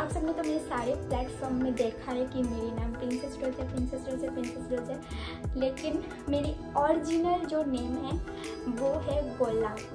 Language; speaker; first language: Hindi; non-native, local second language; Bangla